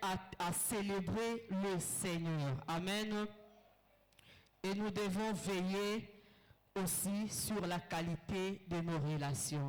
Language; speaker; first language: French; non-native, local second language; Lingala